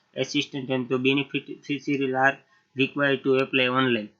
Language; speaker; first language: English; non-native, local second language; Gujarati